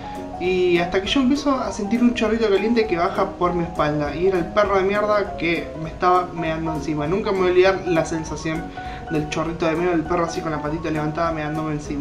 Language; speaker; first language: Spanish; native; Spanish